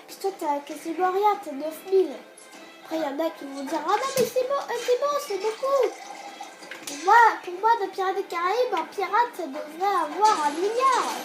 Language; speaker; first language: French; native; French